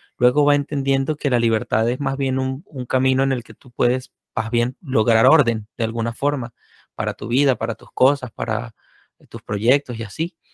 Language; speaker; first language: Spanish; native; Spanish